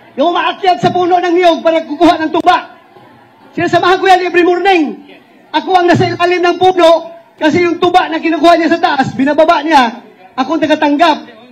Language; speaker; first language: Filipino; non-native, local second language; Cebuano